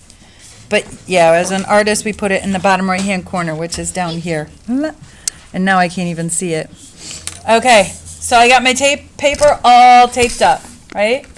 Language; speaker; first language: English; native; English